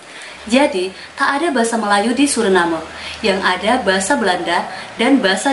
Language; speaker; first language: Indonesian; native; Indonesian